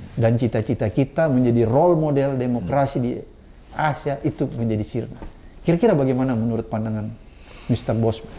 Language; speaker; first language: Indonesian; native; Indonesian